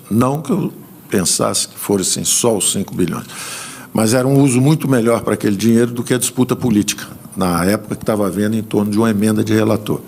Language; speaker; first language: Portuguese; native; Portuguese